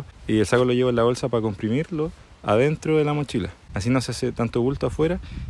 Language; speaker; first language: Spanish; native; Spanish